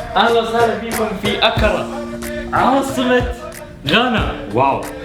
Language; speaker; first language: Arabic; native; Arabic